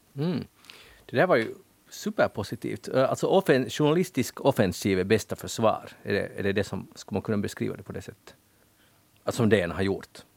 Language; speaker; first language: Swedish; native; Swedish